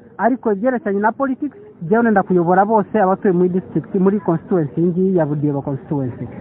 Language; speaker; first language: Kinyarwanda; early bilingual, heritage; Kinyarwanda